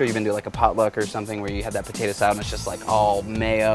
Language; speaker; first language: English; native; English